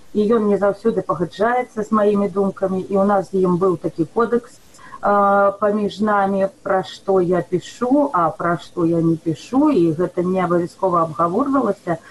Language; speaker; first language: Belarusian; native; Belarusian